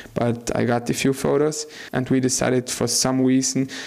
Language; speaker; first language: English; non-native, fluent; German